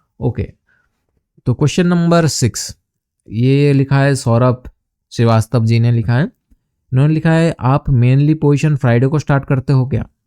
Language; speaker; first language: Hindi; non-native, local second language; Bangla